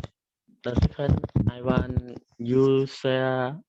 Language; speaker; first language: English; non-native, learner; Khmer